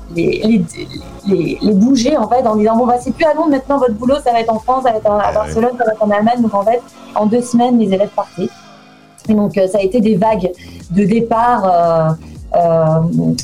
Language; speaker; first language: French; native; French